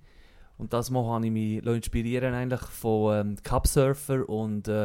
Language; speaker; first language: German; native; German